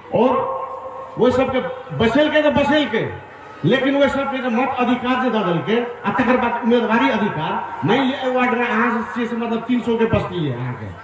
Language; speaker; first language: Maithili; non-native, local second language; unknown